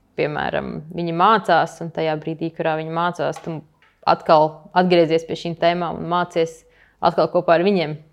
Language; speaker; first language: Latvian; native; Latvian